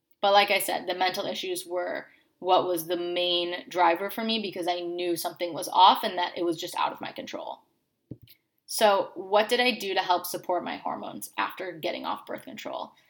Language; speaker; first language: English; native; English